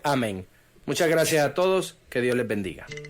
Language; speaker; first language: Spanish; native; Spanish